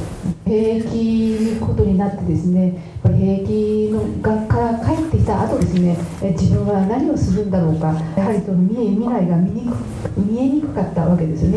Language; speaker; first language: Japanese; native; Japanese